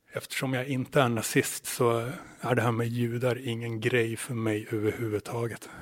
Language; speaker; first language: Swedish; native; Swedish